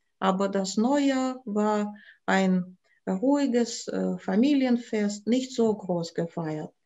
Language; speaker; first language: German; non-native, fluent; Russian